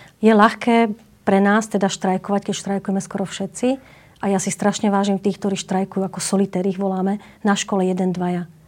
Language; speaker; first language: Slovak; native; Slovak